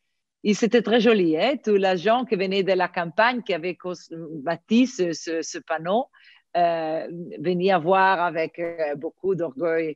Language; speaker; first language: French; non-native, fluent; Italian